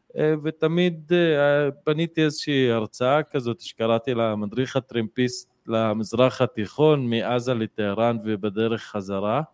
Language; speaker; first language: Hebrew; non-native, local second language; Arabic